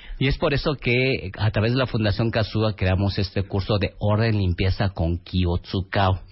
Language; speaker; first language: Spanish; native; Spanish